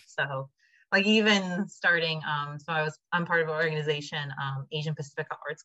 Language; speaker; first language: English; native; English